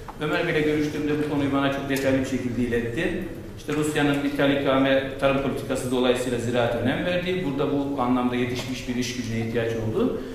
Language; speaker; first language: Turkish; native; Turkish